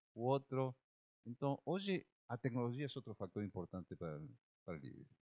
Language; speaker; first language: Portuguese; non-native, learner; Spanish